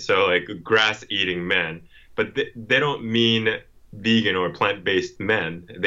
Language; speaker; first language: English; non-native, fluent; Japanese